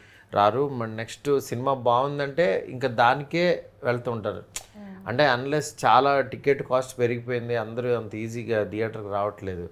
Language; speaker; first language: Telugu; native; Telugu